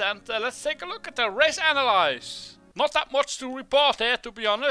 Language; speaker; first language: English; non-native, fluent; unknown